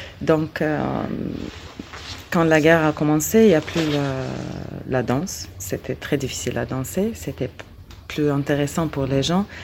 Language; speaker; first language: French; non-native, learner; Arabic